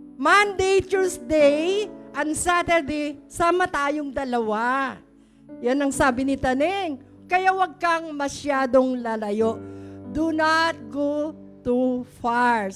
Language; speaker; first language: Filipino; native; Filipino